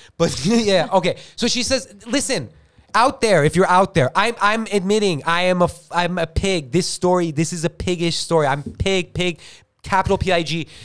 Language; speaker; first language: English; native; English